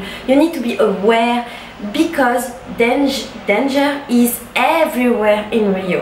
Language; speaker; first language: English; non-native, learner; French